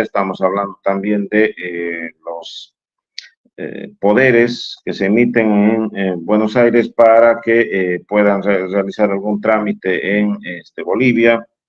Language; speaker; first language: Spanish; native; Spanish